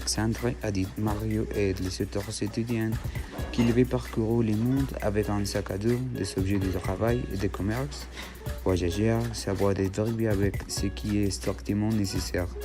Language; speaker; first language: French; non-native, learner; Spanish